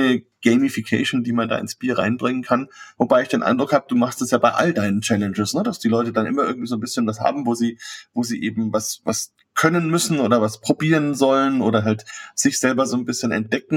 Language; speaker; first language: German; native; German